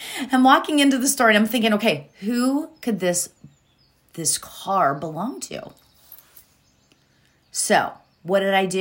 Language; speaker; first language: English; native; English